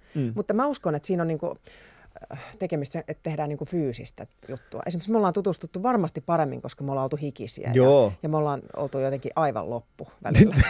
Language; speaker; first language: Finnish; native; Finnish